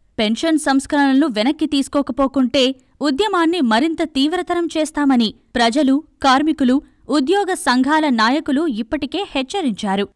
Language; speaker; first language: Telugu; native; Telugu